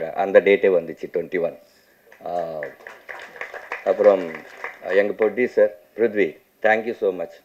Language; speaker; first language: Tamil; non-native, local second language; Telugu